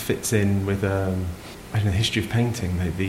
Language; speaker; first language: English; native; English